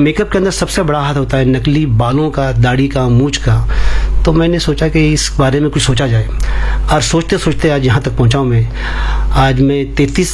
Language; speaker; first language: Hindi; non-native, local second language; Marathi